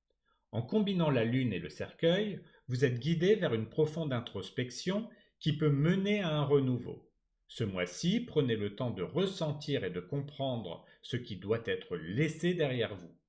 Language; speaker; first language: French; native; French